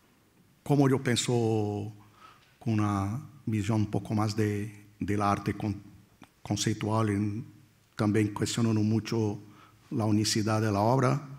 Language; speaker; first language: Spanish; non-native, fluent; Portuguese